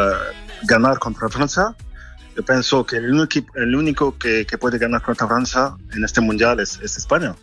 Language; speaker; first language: Spanish; non-native, fluent; French